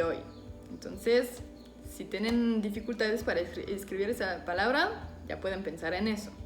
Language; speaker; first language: Spanish; non-native, fluent; French